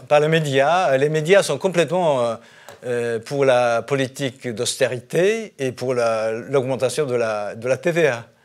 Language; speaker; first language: French; non-native, fluent; Japanese